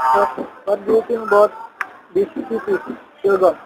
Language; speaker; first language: English; non-native, learner; Indonesian